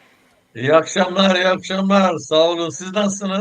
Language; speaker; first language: Turkish; native; Turkish